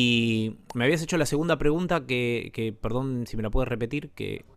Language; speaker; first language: Spanish; native; Spanish